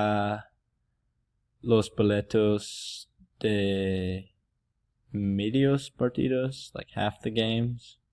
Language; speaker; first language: Spanish; non-native, learner; English